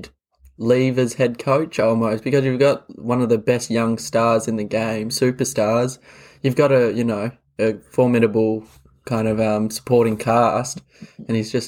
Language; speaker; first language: English; native; English